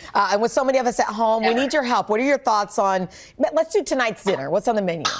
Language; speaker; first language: English; native; English